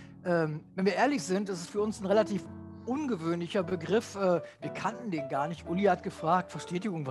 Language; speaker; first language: German; native; German